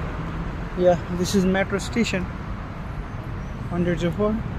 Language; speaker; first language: English; non-native, learner; Nepali